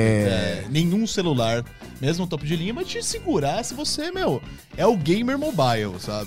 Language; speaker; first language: Portuguese; native; Portuguese